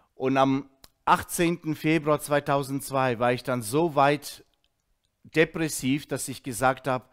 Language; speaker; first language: German; early bilingual, heritage; Russian